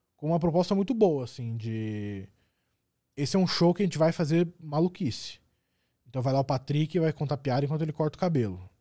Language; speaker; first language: Portuguese; native; Portuguese